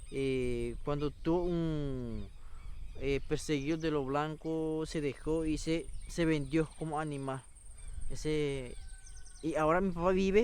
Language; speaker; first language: Spanish; non-native, local second language; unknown